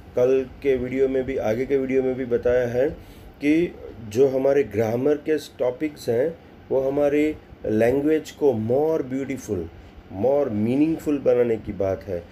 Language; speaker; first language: Hindi; non-native, local second language; Gujarati